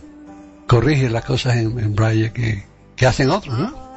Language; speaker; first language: Spanish; native; Spanish